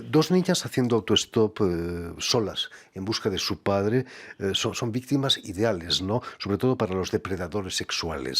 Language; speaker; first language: Spanish; native; Spanish